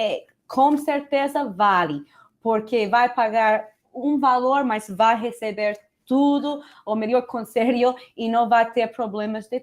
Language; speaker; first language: Portuguese; non-native, fluent; Spanish